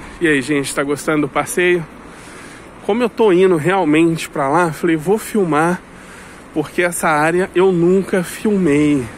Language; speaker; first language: Portuguese; native; Portuguese